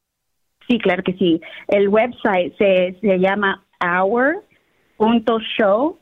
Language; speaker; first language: Spanish; early bilingual, heritage; Spanish